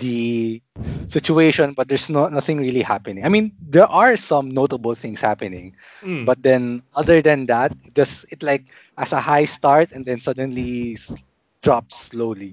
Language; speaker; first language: English; non-native, local second language; Filipino